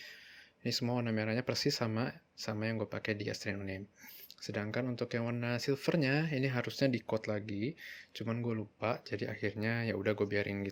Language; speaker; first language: Indonesian; native; Indonesian